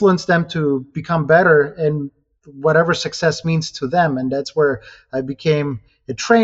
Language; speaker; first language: English; non-native, fluent; Ukrainian